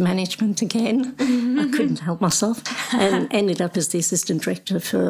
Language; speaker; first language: English; native; English